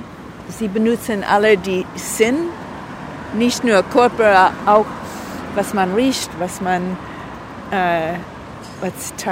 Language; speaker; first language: German; non-native, learner; English